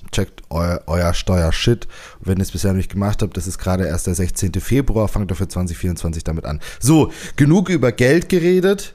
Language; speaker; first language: German; native; German